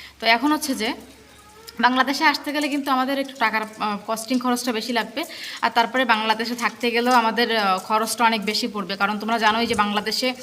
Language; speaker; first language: Bangla; native; Bangla